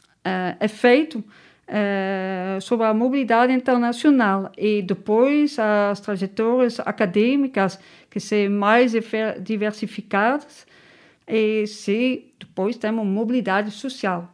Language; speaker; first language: Portuguese; non-native, learner; Dutch